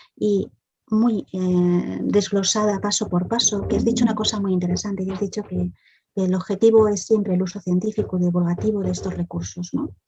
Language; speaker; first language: Spanish; native; Spanish